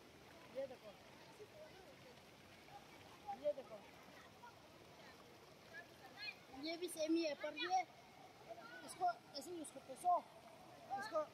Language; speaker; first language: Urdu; non-native, local second language; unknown